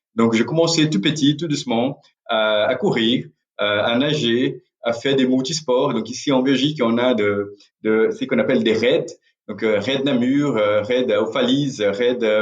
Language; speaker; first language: French; non-native, fluent; Portuguese